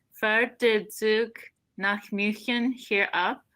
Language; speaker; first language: German; non-native, learner; English